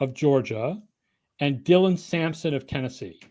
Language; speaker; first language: English; native; English